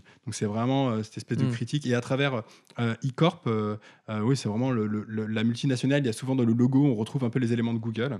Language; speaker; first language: French; native; French